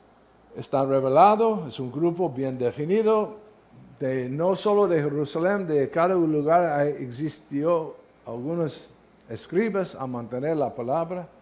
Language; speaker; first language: Spanish; non-native, learner; English